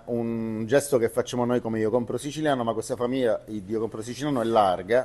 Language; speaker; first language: Italian; native; Italian